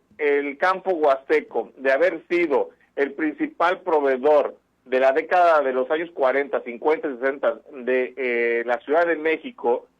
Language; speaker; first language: Spanish; native; Spanish